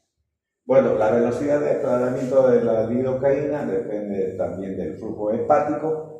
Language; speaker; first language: Spanish; native; Spanish